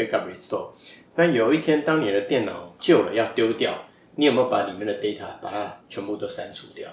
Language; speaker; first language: Chinese; native; Chinese